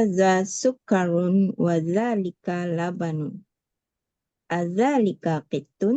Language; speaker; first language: Arabic; non-native, learner; Malay